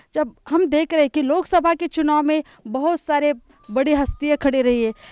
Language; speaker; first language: Hindi; non-native, local second language; Marathi